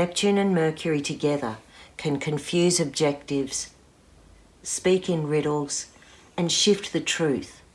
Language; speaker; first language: English; native; English